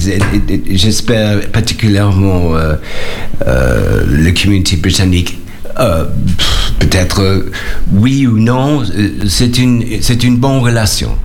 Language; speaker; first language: French; non-native, learner; English